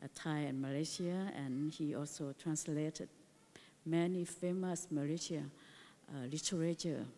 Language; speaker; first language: English; non-native, learner; Thai